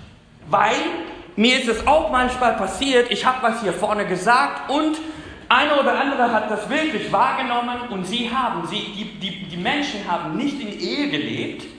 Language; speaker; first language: German; non-native, fluent; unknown